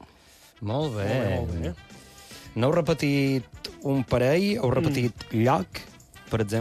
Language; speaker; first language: Catalan; native; Catalan